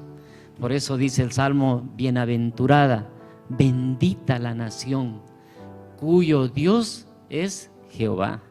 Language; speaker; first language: Spanish; native; Spanish